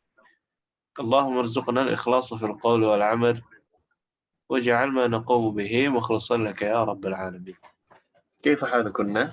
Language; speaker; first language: Arabic; non-native, fluent; Indonesian